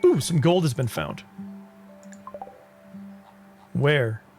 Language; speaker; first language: English; native; English